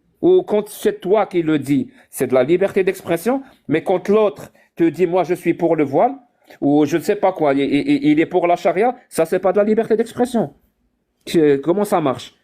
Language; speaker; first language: French; non-native, local second language; Arabic